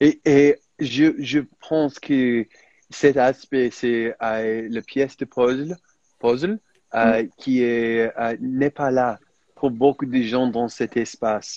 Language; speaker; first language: French; non-native, fluent; English